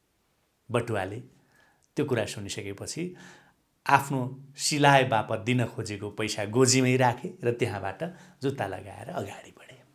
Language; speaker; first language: Nepali; native; Nepali